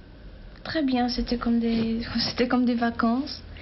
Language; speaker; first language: French; non-native, fluent; German